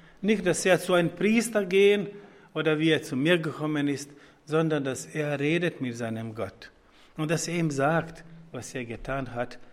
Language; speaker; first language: German; non-native, fluent; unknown